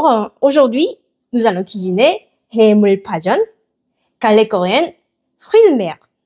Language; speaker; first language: French; non-native, learner; Korean